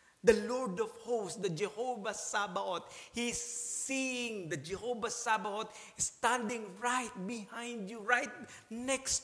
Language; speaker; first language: English; non-native, local second language; Filipino